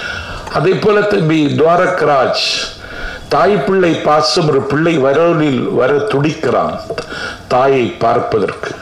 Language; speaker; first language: Tamil; native; Tamil